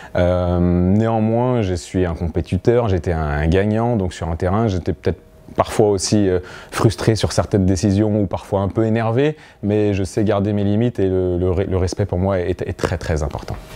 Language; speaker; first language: French; native; French